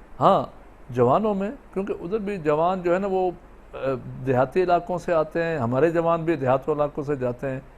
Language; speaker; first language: Urdu; non-native, local second language; Sindhi